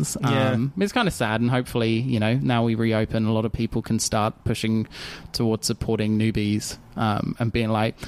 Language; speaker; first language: English; native; English